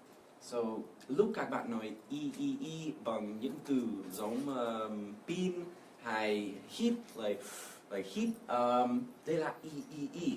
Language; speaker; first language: Vietnamese; non-native, fluent; English